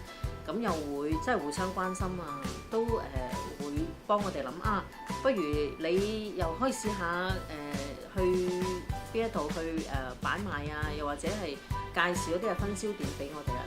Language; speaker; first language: Cantonese; native; Cantonese